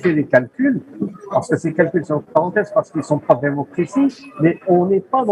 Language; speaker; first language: French; non-native, local second language; Arabic